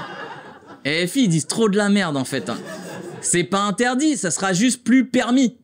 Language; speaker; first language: French; native; French